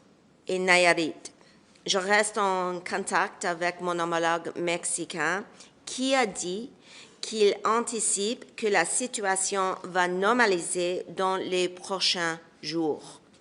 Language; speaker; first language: French; non-native, local second language; English